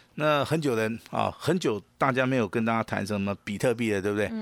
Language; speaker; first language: Chinese; native; Chinese